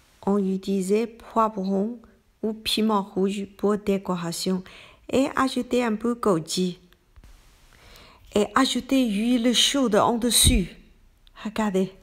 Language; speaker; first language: French; non-native, learner; Chinese